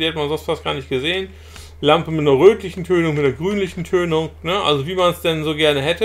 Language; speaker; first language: German; native; German